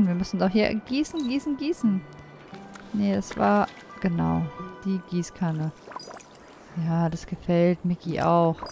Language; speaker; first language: German; native; German